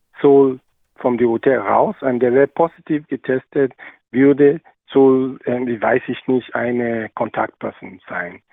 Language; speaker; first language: German; non-native, learner; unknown